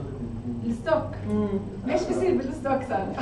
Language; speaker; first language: Arabic; native; Arabic